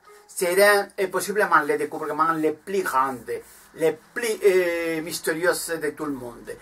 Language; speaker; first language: French; non-native, learner; Spanish